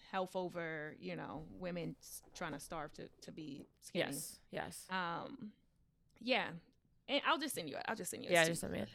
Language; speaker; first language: English; native; English